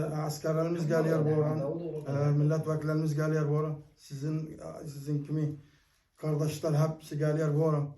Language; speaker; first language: Turkish; early bilingual, heritage; Arabic